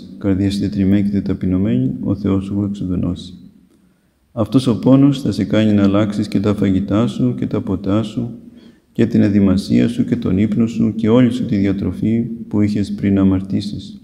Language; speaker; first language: Greek; native; Greek